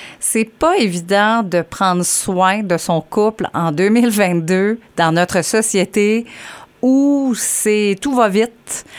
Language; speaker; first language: French; native; French